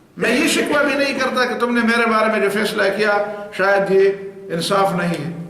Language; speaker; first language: Urdu; non-native, local second language; Pashto